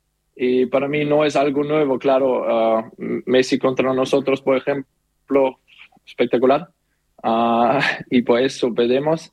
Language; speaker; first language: Spanish; non-native, learner; German